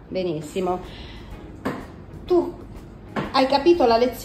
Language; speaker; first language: Italian; native; Italian